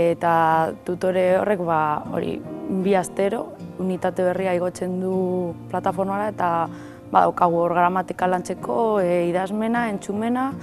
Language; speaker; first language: Basque; non-native, local second language; Spanish